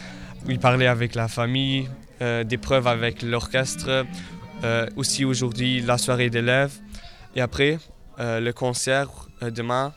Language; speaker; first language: French; non-native, local second language; Luxembourgish